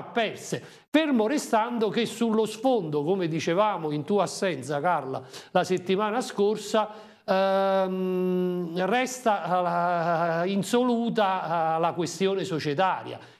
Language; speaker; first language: Italian; native; Italian